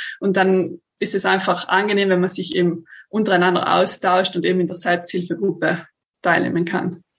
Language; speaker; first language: German; native; German